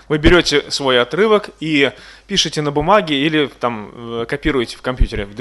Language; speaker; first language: Russian; native; Russian